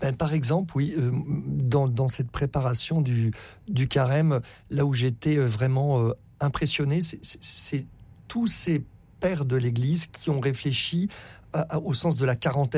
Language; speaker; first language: French; native; French